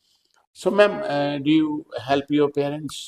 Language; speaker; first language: English; non-native, local second language; Hindi